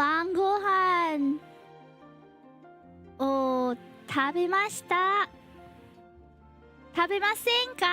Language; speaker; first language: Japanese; non-native, learner; English